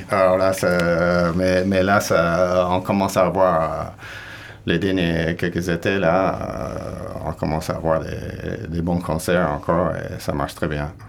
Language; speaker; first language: French; non-native, fluent; English